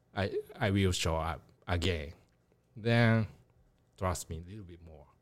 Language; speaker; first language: English; non-native, learner; Japanese